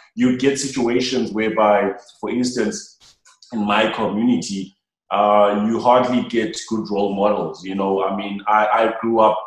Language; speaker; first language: English; non-native, local second language; Xhosa